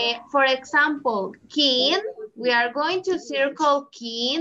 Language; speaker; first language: English; non-native, learner; Spanish